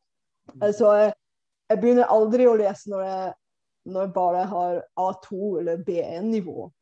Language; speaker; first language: Norwegian; non-native, fluent; Bulgarian